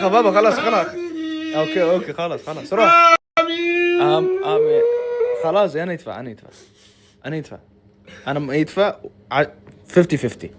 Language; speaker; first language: Arabic; native; Arabic